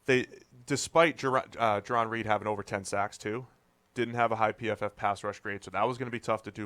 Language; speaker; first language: English; native; English